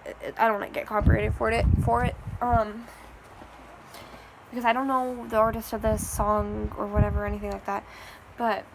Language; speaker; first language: English; native; English